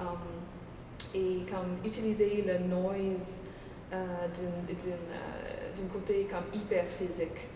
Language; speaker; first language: French; non-native, local second language; English